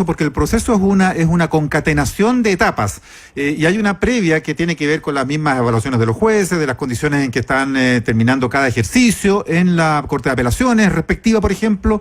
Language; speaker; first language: Spanish; native; Spanish